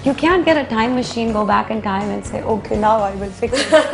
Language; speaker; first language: English; non-native, local second language; Hindi